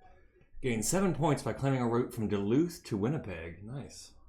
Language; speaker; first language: English; native; English